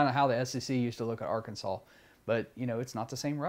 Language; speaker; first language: English; native; English